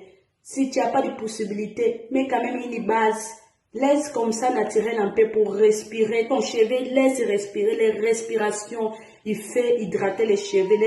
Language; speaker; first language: French; non-native, learner; Portuguese